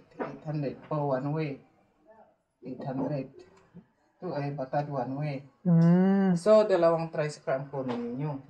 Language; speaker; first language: Filipino; non-native, local second language; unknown